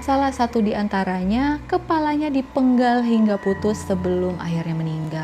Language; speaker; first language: Indonesian; native; Indonesian